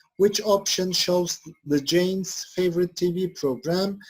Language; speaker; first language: English; non-native, fluent; Turkish